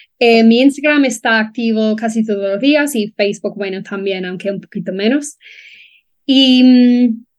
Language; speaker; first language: Spanish; non-native, fluent; English